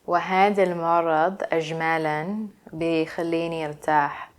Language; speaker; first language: Arabic; early bilingual, other home language; English